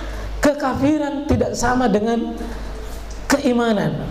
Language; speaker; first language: Indonesian; native; Indonesian